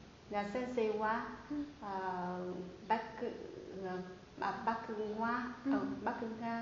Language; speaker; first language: Japanese; non-native, learner; Vietnamese